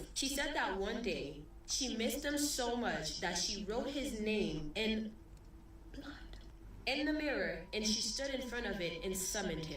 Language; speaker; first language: English; early bilingual, other home language; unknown